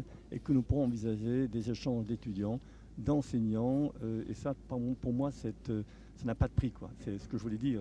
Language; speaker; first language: French; native; French